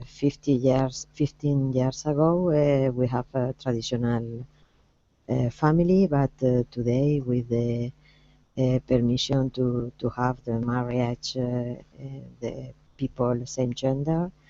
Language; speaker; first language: English; non-native, learner; Spanish